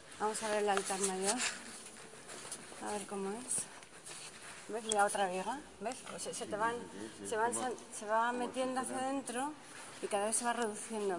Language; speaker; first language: Spanish; native; Spanish